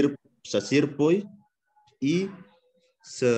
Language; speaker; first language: Russian; non-native, learner; Indonesian